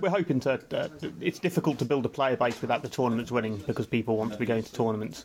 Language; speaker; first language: English; native; English